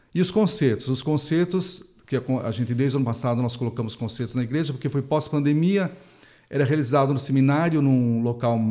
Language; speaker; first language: Portuguese; native; Portuguese